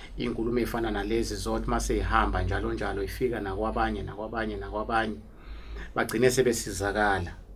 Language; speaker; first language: Zulu; native; Zulu